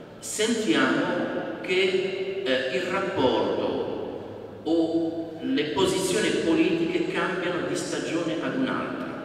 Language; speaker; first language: Italian; non-native, fluent; Arabic